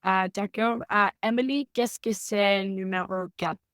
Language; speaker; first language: French; non-native, learner; Spanish